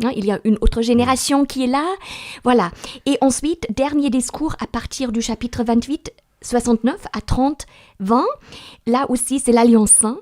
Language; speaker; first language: French; non-native, fluent; German